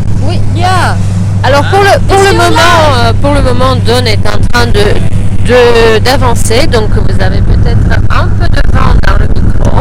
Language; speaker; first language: French; native; French